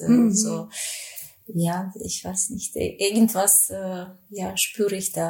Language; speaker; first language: German; non-native, fluent; Russian